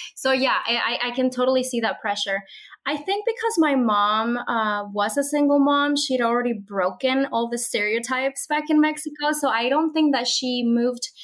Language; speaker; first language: English; early bilingual, other home language; Spanish